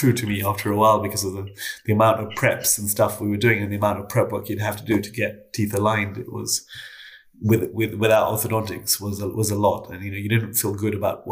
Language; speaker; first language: English; native; English